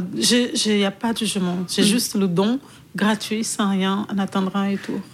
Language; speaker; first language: French; non-native, fluent; Portuguese